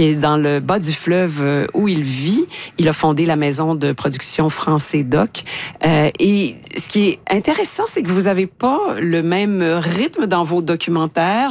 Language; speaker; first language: French; native; French